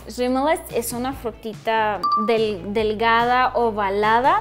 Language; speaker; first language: Spanish; non-native, fluent; Russian